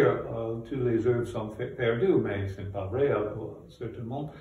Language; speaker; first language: French; non-native, fluent; English